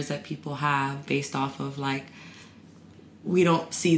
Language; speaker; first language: English; native; English